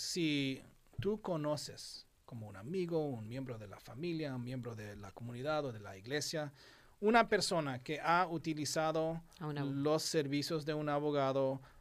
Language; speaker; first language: Spanish; non-native, fluent; English